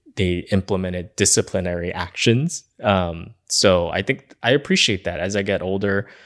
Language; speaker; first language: English; native; English